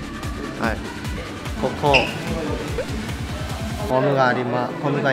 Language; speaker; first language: Japanese; non-native, fluent; Korean